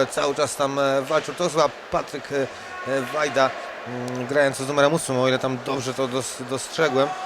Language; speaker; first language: Polish; native; Polish